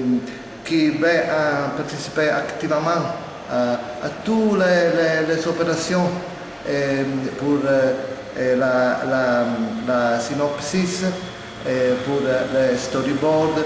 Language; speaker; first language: French; non-native, learner; Italian